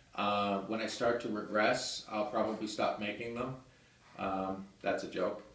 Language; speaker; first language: English; native; English